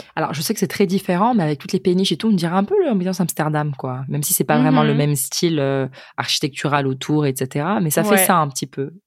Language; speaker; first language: French; native; French